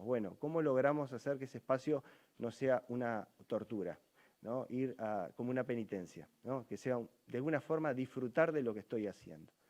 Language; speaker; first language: Spanish; native; Spanish